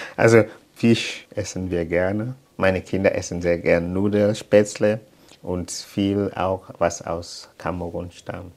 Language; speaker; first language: German; non-native, fluent; English